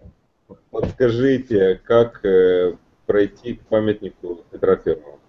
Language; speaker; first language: Russian; native; Russian